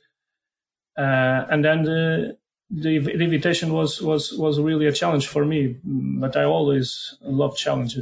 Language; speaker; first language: English; non-native, fluent; Portuguese